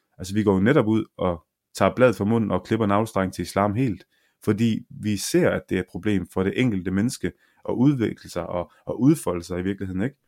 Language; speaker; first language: Danish; early bilingual, other home language; Arabic